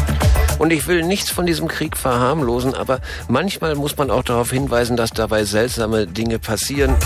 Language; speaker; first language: German; native; German